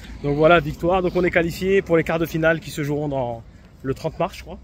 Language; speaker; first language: French; native; French